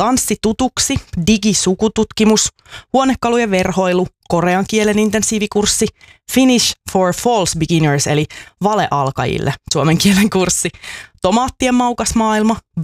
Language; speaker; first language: Finnish; native; Finnish